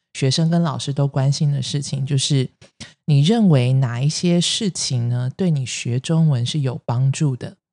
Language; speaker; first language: Chinese; native; Chinese